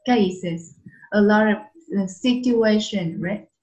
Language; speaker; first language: English; non-native, fluent; Vietnamese